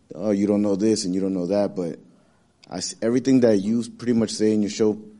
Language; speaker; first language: English; native; English